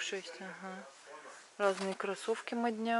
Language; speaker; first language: Russian; native; Russian